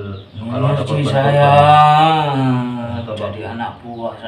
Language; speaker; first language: Indonesian; non-native, local second language; Javanese